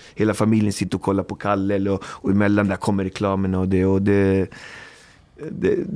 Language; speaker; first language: Swedish; native; Swedish